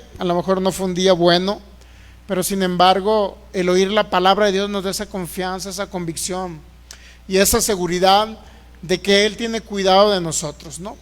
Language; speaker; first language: Spanish; native; Spanish